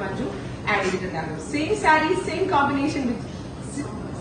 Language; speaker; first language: Malayalam; native; Malayalam